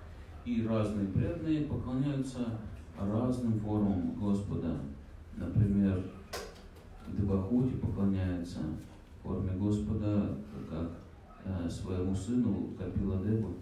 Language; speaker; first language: Russian; native; Russian